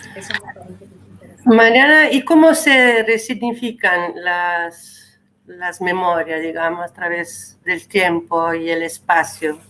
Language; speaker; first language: Spanish; non-native, fluent; Italian